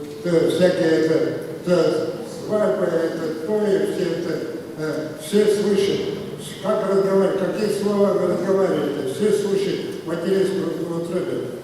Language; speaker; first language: Russian; non-native, local second language; Kazakh